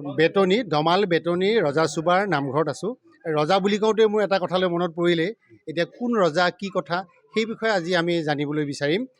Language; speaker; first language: Assamese; native; Assamese